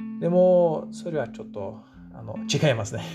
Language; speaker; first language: Japanese; non-native, fluent; Portuguese